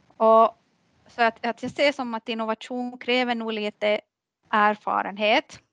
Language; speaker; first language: Swedish; native; Swedish